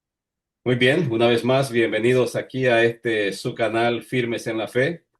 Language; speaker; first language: Spanish; native; Spanish